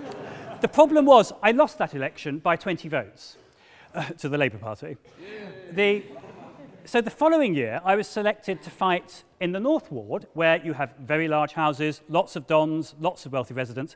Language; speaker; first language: English; native; English